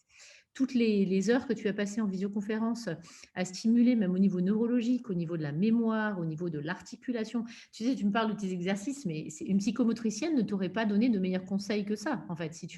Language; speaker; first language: French; native; French